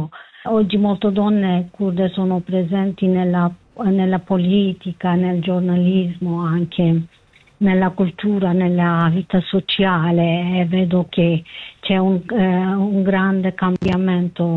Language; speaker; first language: Italian; non-native, fluent; Kurdish